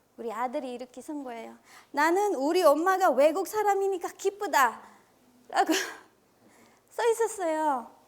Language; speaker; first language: Korean; non-native, fluent; Filipino